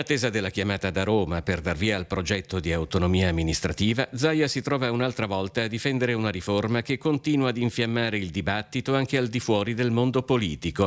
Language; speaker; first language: Italian; native; Italian